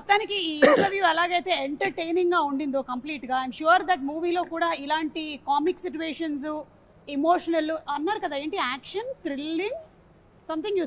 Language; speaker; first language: Telugu; native; Telugu